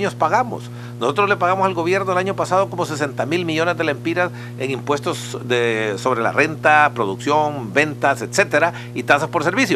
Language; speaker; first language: Spanish; native; Spanish